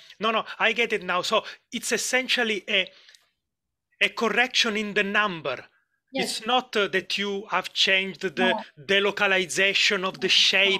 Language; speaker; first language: English; non-native, fluent; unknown